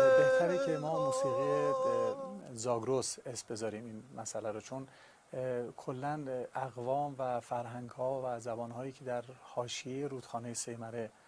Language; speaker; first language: Persian; non-native, local second language; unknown